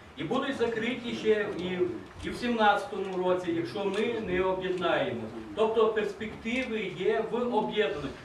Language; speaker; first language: Ukrainian; native; Ukrainian